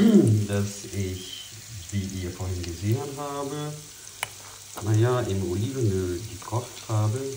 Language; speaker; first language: German; non-native, fluent; Portuguese